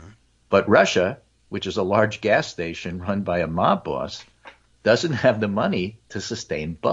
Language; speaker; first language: English; native; English